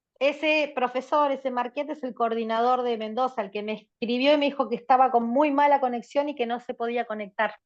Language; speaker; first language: Spanish; native; Spanish